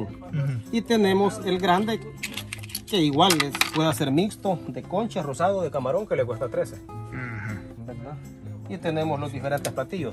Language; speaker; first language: Spanish; native; Spanish